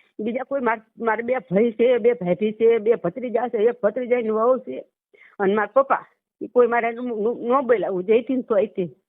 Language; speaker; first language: Gujarati; native; Gujarati